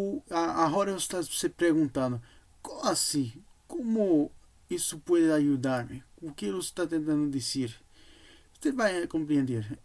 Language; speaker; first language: Portuguese; non-native, learner; Spanish